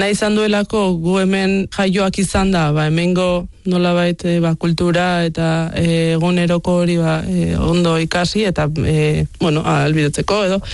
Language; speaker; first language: Basque; native; Basque